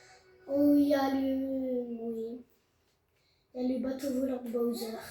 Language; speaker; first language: French; native; French